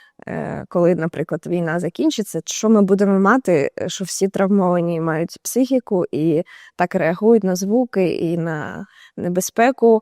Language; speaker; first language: Ukrainian; native; Ukrainian